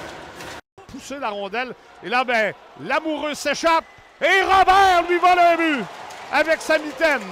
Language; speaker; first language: French; native; French